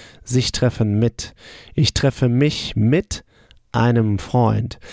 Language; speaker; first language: German; native; German